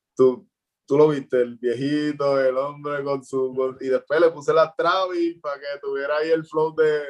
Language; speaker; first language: Spanish; native; Spanish